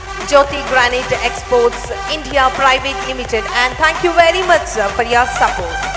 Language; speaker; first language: English; non-native, local second language; Telugu